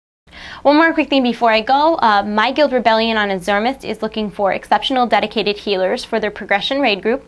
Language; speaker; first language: English; native; English